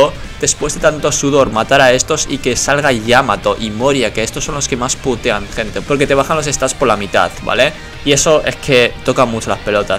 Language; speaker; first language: Spanish; native; Spanish